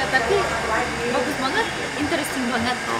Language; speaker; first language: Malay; non-native, learner; Russian